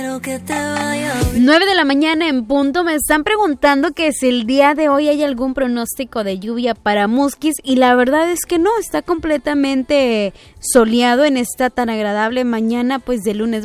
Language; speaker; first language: Spanish; native; Spanish